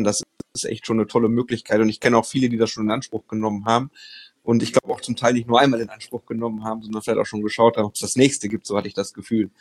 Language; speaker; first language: German; native; German